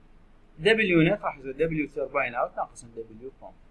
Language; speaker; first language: Arabic; native; Arabic